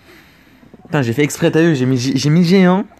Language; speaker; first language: French; native; French